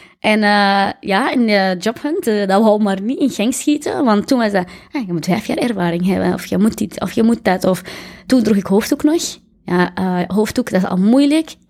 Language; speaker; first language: Dutch; early bilingual, other home language; Arabic